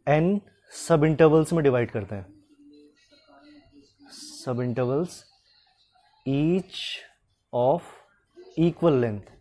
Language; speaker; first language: Hindi; native; Hindi